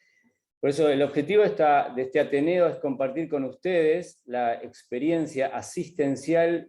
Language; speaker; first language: Spanish; native; Spanish